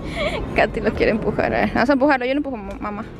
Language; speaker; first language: Spanish; native; Spanish